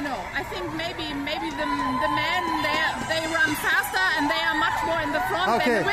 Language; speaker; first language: English; non-native, fluent; German